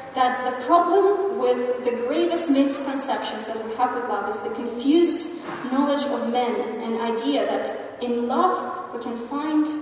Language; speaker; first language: English; non-native, fluent; Russian